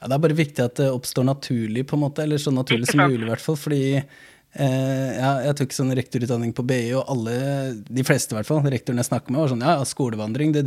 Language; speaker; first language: Norwegian; native; Norwegian